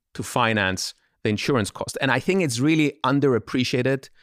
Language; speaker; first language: English; non-native, fluent; Greek